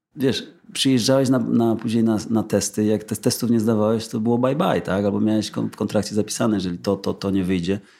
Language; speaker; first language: Polish; native; Polish